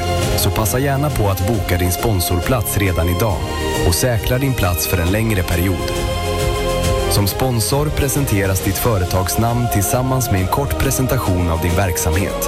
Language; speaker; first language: Swedish; native; Swedish